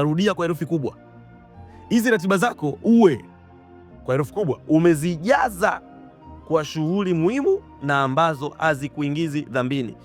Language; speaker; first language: Swahili; native; Swahili